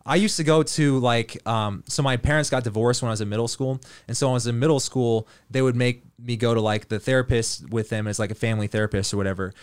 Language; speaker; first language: English; native; English